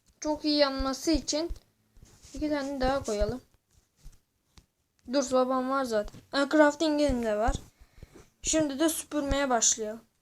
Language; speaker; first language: Turkish; native; Turkish